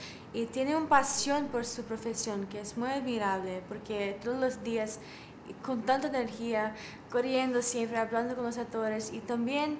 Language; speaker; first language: Spanish; non-native, fluent; English